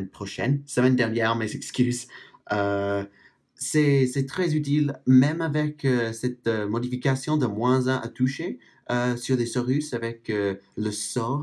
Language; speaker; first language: French; non-native, fluent; English